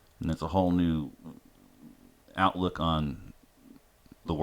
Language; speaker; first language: English; native; English